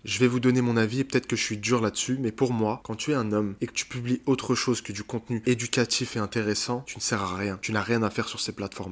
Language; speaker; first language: French; native; French